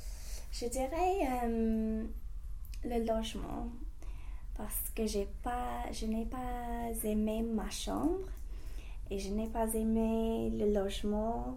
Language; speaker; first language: French; non-native, fluent; English